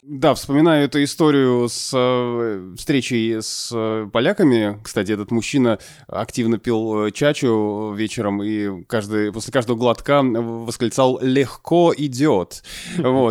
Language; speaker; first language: Russian; native; Russian